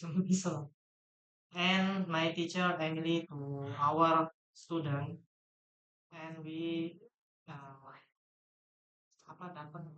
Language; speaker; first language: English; non-native, learner; Indonesian